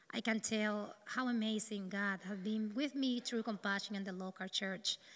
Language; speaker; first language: English; non-native, learner; Spanish